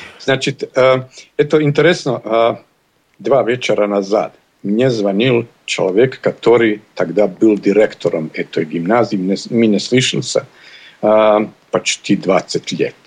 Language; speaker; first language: Russian; non-native, learner; Bosnian